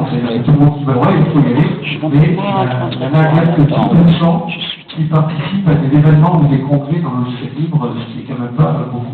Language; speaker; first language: French; native; French